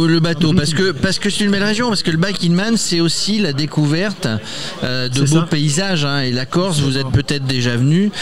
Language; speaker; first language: French; native; French